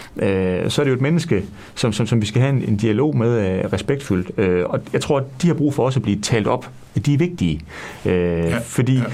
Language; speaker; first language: Danish; native; Danish